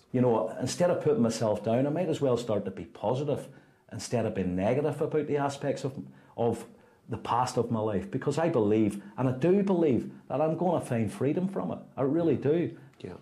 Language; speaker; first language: English; native; English